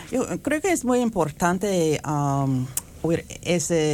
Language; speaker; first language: Spanish; non-native, fluent; English